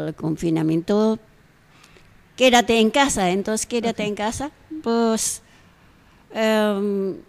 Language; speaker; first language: Spanish; non-native, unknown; Filipino